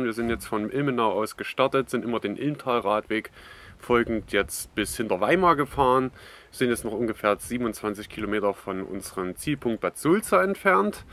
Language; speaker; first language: German; native; German